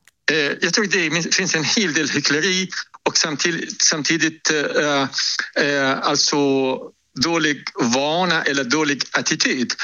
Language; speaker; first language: Swedish; non-native, fluent; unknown